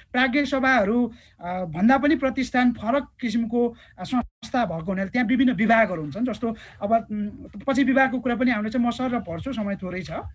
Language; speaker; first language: Nepali; non-native, local second language; Eastern Tamang